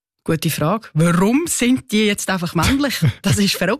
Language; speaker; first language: German; native; German